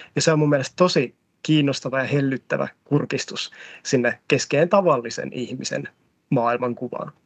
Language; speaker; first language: Finnish; native; Finnish